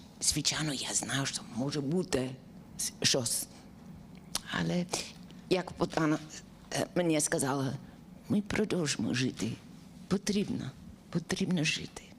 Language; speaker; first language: Ukrainian; non-native, learner; English